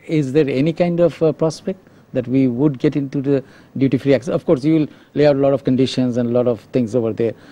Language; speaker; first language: English; non-native, local second language; Bangla